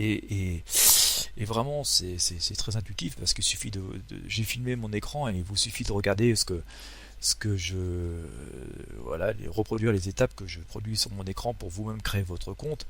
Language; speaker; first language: French; native; French